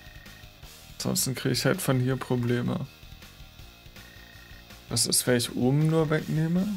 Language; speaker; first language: German; native; German